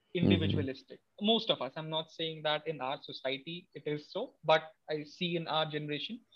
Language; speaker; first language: English; non-native, local second language; Odia